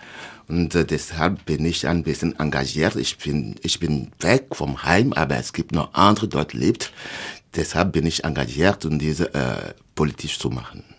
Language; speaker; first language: German; non-native, learner; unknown